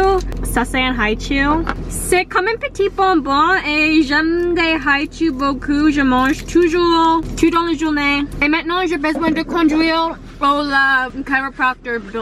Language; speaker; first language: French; non-native, local second language; English